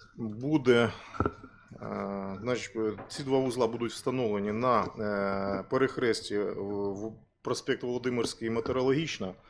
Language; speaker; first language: Ukrainian; native; Ukrainian